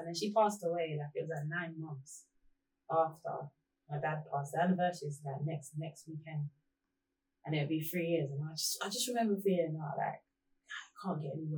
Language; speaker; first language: English; native; English